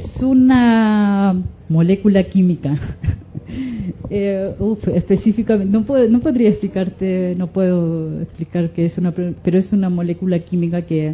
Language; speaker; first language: Spanish; native; Spanish